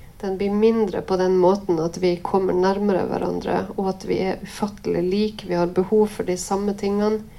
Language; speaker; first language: Norwegian; native; Norwegian